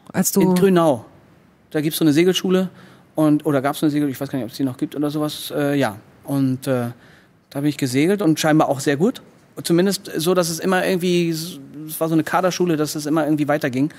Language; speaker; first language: German; native; German